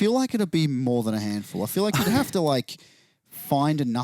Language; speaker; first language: English; native; English